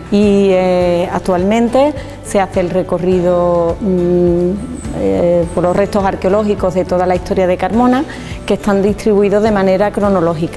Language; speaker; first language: Spanish; native; Spanish